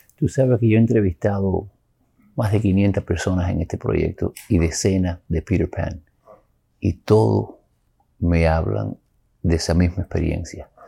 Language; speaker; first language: Spanish; early bilingual, other home language; English